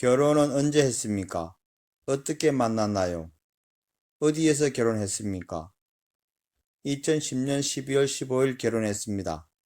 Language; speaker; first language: Korean; non-native, learner; Filipino